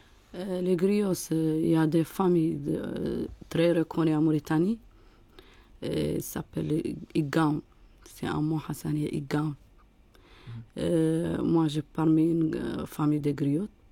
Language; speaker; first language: French; non-native, learner; Arabic